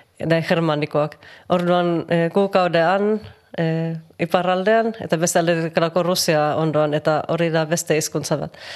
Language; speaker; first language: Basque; non-native, learner; Finnish